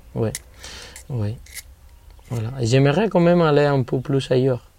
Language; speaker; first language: French; non-native, fluent; Spanish